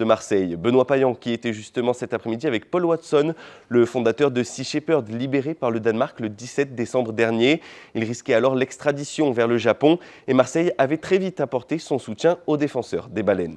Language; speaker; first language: French; native; French